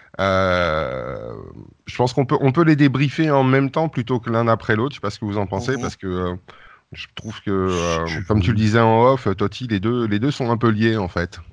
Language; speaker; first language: French; native; French